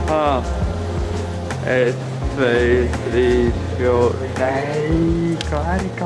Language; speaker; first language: Icelandic; native; Icelandic